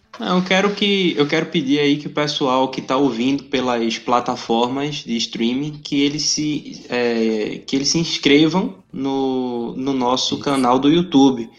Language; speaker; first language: Portuguese; native; Portuguese